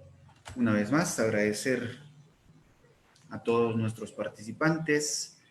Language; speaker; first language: Spanish; native; Spanish